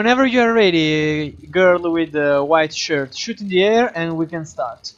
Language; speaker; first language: English; non-native, fluent; Italian